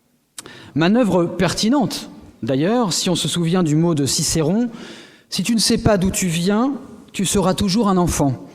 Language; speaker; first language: French; native; French